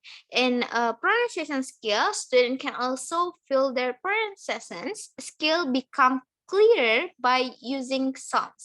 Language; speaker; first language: English; non-native, learner; Indonesian